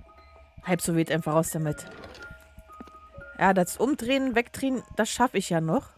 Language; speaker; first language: German; native; German